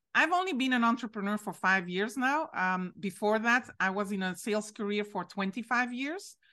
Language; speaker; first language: English; non-native, fluent; French